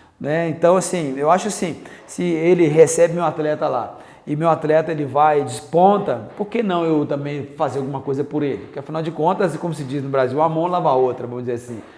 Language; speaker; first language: Portuguese; native; Portuguese